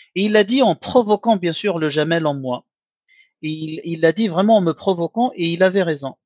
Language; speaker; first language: French; non-native, local second language; Arabic